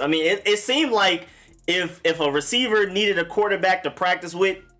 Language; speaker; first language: English; native; English